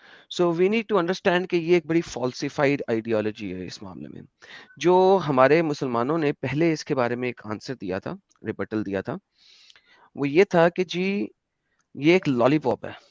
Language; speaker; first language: Hindi; native; Hindi